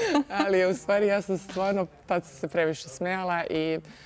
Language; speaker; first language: Serbian; native; Serbian